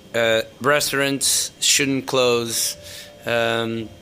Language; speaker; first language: English; non-native, fluent; Portuguese